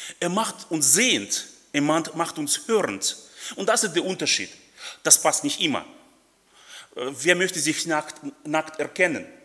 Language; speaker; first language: German; non-native, fluent; Russian